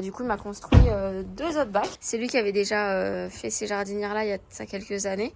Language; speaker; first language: French; native; French